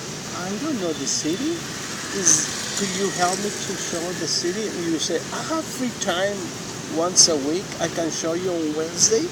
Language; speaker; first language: English; non-native, fluent; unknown